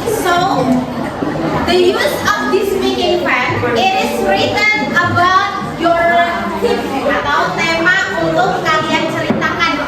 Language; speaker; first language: English; non-native, fluent; Indonesian